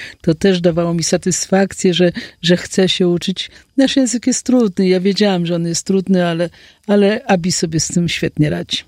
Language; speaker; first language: Polish; native; Polish